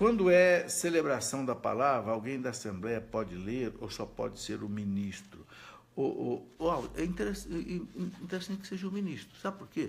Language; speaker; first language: Portuguese; native; Portuguese